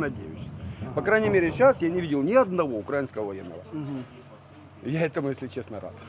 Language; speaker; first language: Russian; native; Russian